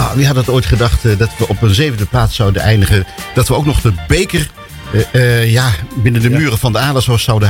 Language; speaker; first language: Dutch; native; Dutch